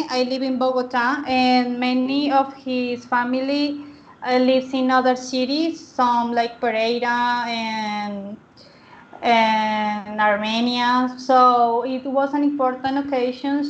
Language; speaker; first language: English; non-native, learner; Spanish